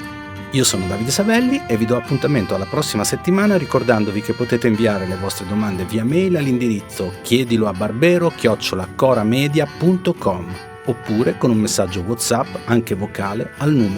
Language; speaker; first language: Italian; native; Italian